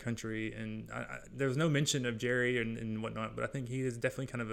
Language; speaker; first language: English; native; English